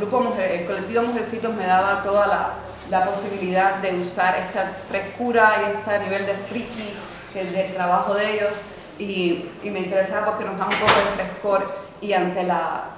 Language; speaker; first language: Spanish; native; Spanish